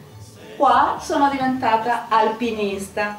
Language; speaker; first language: Italian; non-native, fluent; Spanish